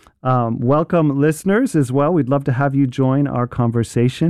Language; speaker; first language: English; native; English